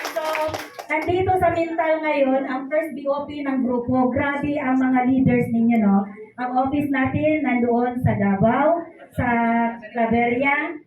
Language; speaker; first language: Filipino; non-native, local second language; Hiligaynon